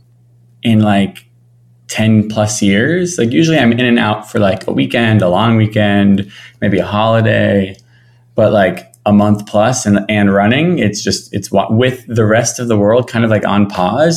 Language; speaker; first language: English; native; English